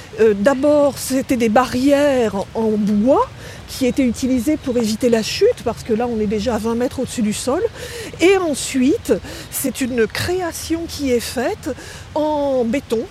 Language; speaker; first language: French; native; French